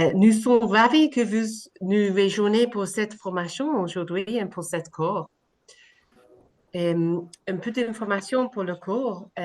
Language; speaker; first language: French; non-native, learner; English